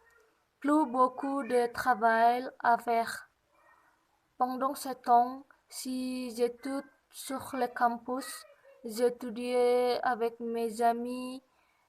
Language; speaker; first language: French; non-native, learner; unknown